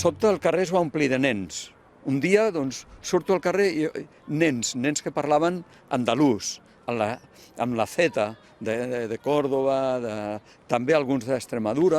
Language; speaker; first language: Catalan; non-native, local second language; Spanish